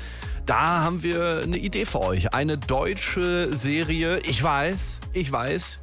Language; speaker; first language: German; native; German